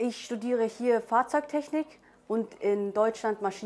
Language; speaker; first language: German; early bilingual, other home language; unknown